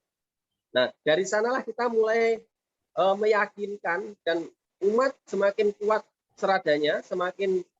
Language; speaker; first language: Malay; non-native, local second language; Javanese